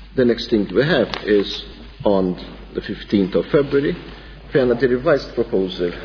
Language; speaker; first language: English; non-native, local second language; Maltese